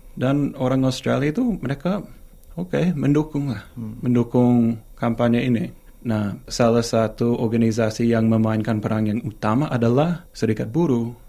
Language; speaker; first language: Indonesian; non-native, fluent; English